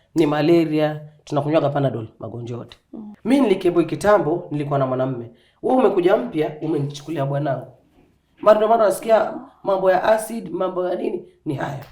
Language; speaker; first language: Swahili; non-native, local second language; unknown